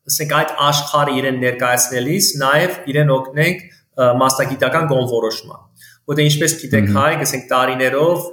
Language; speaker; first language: Armenian; early bilingual, heritage; Armenian